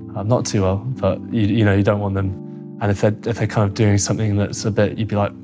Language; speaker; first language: English; native; English